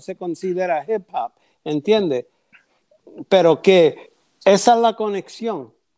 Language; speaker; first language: Spanish; early bilingual, heritage; Spanish